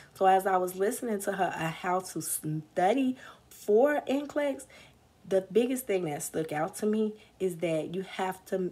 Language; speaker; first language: English; native; English